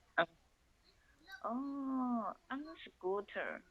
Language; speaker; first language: English; non-native, learner; Chinese